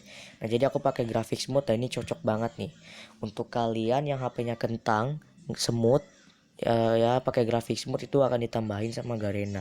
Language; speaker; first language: Indonesian; native; Indonesian